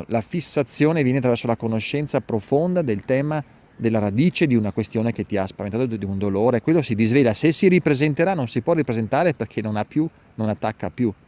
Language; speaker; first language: Italian; native; Italian